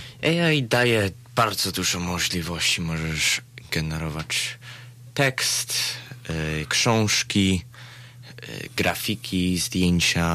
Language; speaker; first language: Polish; early bilingual, heritage; Polish